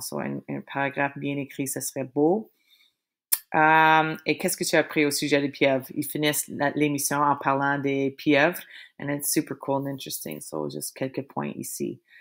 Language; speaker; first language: French; native; French